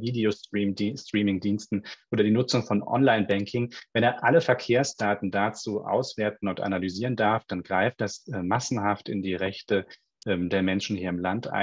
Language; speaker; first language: German; native; German